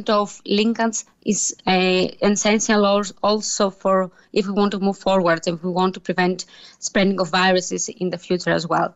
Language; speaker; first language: English; native; English